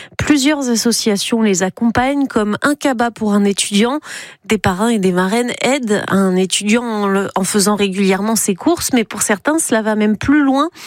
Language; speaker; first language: French; native; French